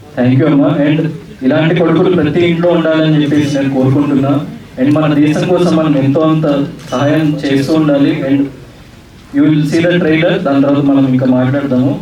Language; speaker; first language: Telugu; native; Telugu